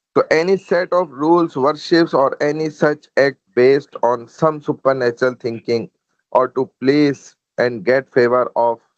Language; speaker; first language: English; non-native, local second language; Urdu